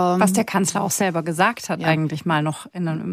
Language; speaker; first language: German; native; German